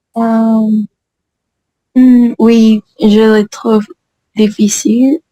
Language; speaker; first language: French; non-native, learner; English